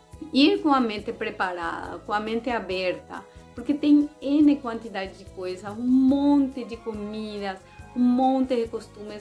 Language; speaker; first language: Portuguese; non-native, fluent; Spanish